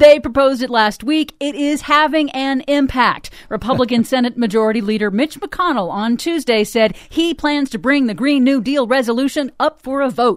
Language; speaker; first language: English; native; English